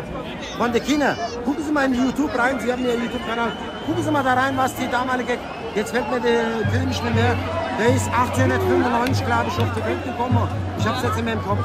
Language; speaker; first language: German; non-native, fluent; Turkish